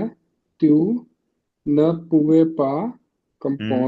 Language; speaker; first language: French; non-native, learner; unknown